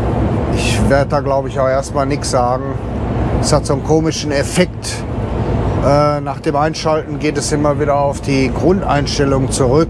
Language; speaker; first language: German; native; German